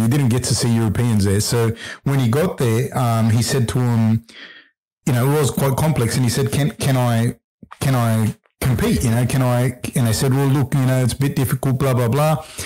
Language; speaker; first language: English; early bilingual, other home language; Spanish